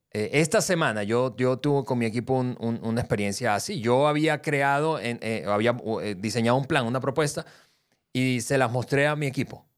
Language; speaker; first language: Spanish; native; Spanish